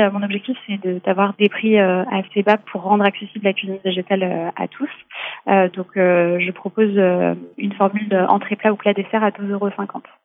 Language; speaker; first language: French; native; French